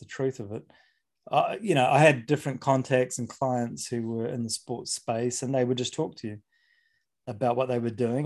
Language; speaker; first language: English; native; English